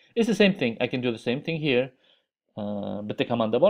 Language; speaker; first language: English; non-native, fluent; Uzbek